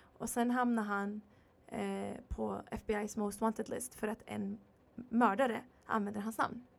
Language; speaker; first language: Swedish; early bilingual, other home language; Arabic